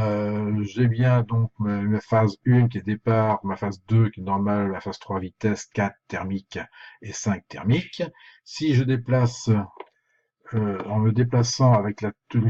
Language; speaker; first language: French; native; French